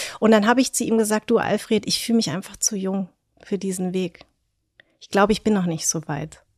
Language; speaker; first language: German; early bilingual, other home language; Vietnamese